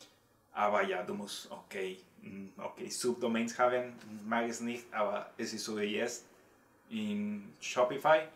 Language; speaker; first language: German; non-native, learner; Spanish